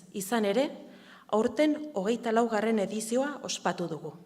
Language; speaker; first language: Basque; native; Basque